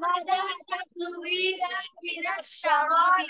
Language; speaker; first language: Arabic; non-native, learner; Bangla